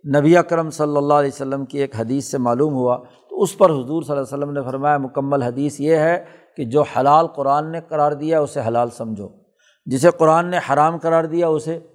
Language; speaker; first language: Urdu; non-native, local second language; Punjabi